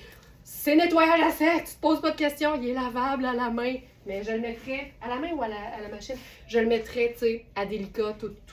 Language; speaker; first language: French; native; French